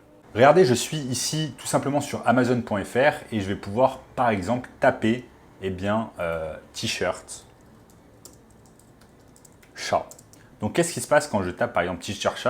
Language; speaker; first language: French; native; French